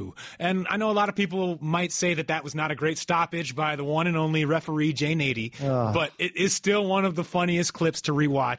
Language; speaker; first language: English; native; English